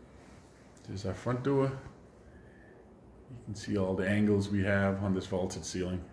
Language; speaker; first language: English; native; English